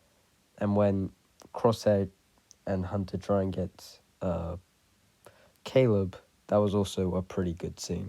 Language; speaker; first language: English; native; English